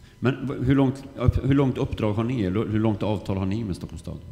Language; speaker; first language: Swedish; native; Swedish